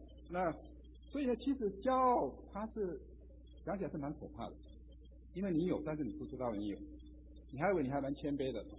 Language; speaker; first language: Chinese; native; Chinese